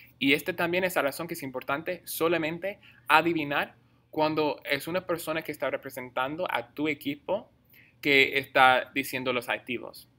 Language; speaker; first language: Spanish; non-native, fluent; English